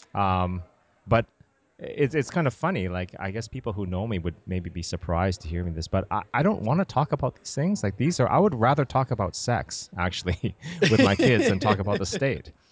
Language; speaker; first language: English; native; English